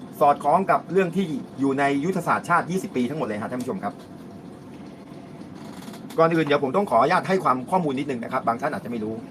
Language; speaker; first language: Thai; native; Thai